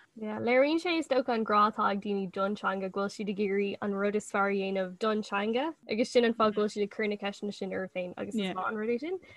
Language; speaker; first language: Irish; non-native, local second language; English